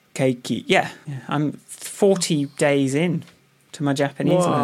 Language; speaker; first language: English; native; English